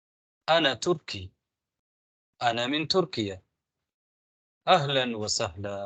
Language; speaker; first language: Arabic; non-native, fluent; Tamil